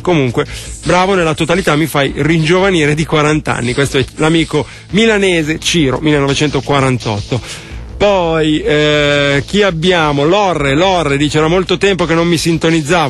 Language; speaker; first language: Italian; native; Italian